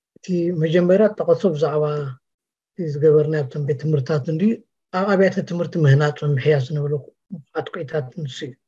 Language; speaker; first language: Tigrinya; native; Tigrinya